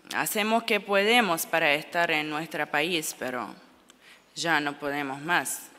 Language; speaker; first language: Spanish; non-native, learner; Arabic